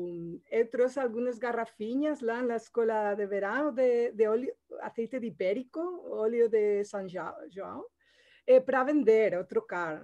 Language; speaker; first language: Portuguese; non-native, learner; Spanish